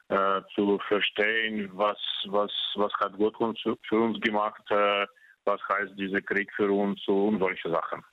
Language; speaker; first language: German; non-native, fluent; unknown